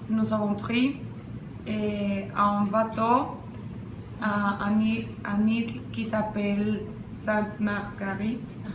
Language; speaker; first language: French; non-native, learner; Spanish